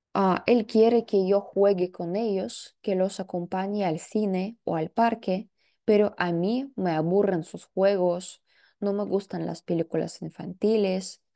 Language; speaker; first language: Spanish; non-native, fluent; Russian